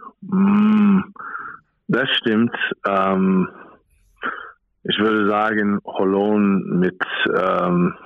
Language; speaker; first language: German; non-native, fluent; English